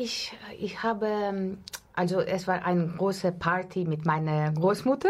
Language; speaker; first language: German; non-native, fluent; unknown